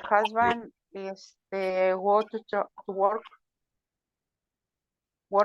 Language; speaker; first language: English; non-native, learner; Spanish